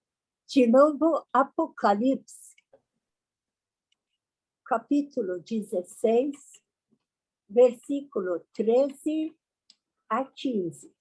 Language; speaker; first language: Portuguese; non-native, learner; Persian